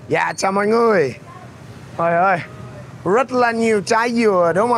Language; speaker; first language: Vietnamese; non-native, fluent; English